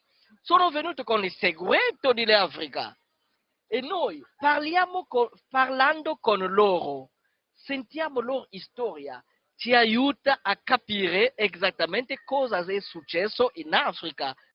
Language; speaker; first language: Italian; non-native, fluent; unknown